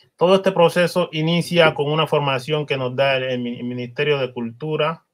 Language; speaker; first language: Spanish; non-native, local second language; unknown